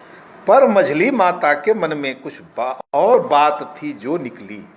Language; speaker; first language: Hindi; native; Hindi